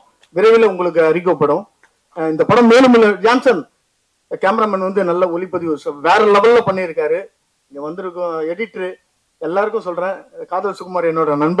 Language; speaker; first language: Tamil; native; Tamil